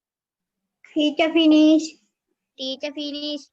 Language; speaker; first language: English; non-native, learner; Sinhala